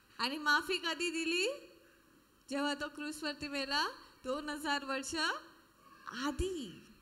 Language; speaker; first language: Marathi; non-native, local second language; Hindi